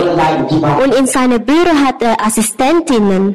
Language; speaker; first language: German; non-native, learner; Thai